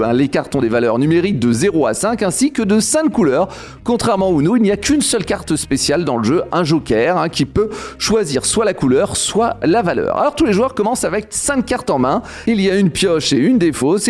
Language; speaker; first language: French; native; French